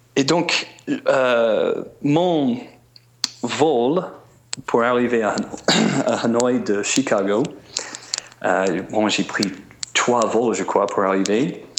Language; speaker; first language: French; non-native, fluent; English